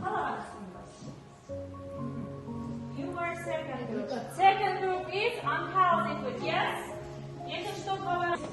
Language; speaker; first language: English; non-native, fluent; Uzbek